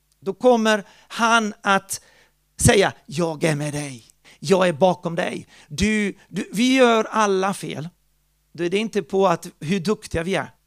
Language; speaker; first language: Swedish; non-native, fluent; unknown